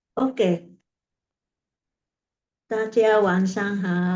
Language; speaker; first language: Chinese; non-native, learner; Indonesian